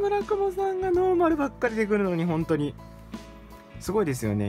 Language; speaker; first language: Japanese; native; Japanese